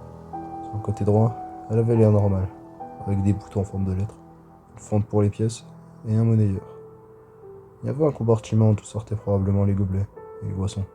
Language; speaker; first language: French; native; French